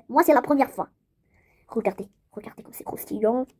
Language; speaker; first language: French; non-native, local second language; Arabic